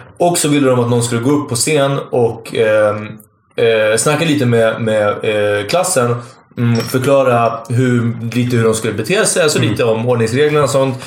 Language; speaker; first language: Swedish; native; Swedish